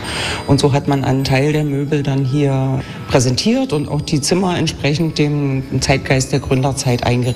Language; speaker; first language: German; native; German